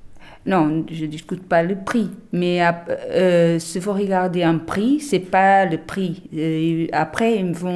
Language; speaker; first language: French; non-native, learner; Portuguese